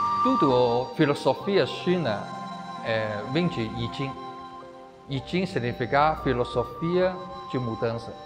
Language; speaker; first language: Portuguese; non-native, learner; Chinese